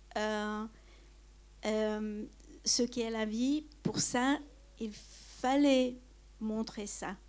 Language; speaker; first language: French; non-native, fluent; Hungarian